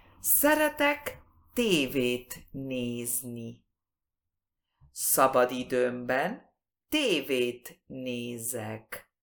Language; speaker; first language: Hungarian; early bilingual, heritage; Spanish